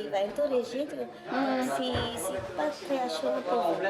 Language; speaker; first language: French; non-native, learner; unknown